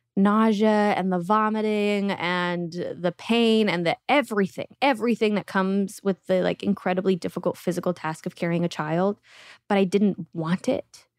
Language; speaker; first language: English; early bilingual, other home language; Russian